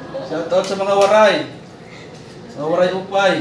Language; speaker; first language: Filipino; non-native, local second language; Waray